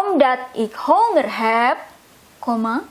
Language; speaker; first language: Dutch; non-native, fluent; Indonesian